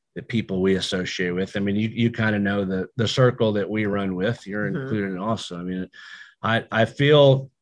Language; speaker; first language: English; native; English